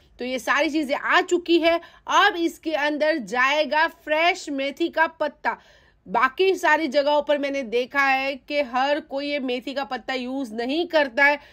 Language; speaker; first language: Hindi; non-native, local second language; Gujarati